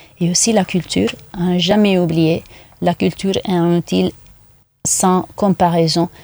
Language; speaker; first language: French; non-native, fluent; Italian